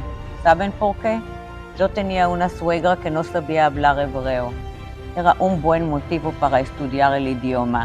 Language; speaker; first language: Spanish; non-native, fluent; Hebrew